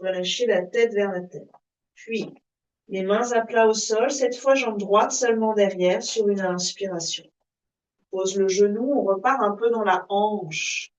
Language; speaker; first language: French; native; French